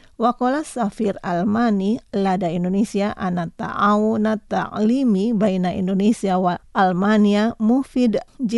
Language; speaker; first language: Arabic; non-native, fluent; Indonesian